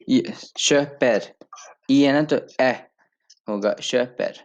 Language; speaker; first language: Swedish; non-native, fluent; Urdu